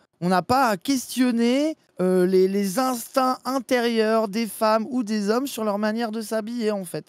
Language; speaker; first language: French; native; French